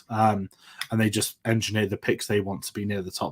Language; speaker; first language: English; native; English